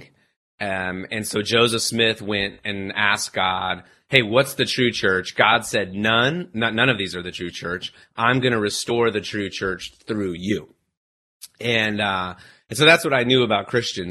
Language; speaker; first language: English; native; English